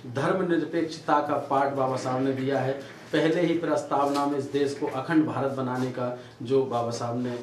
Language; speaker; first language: Hindi; native; Hindi